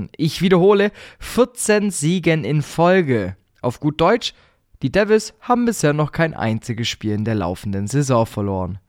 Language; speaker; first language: German; native; German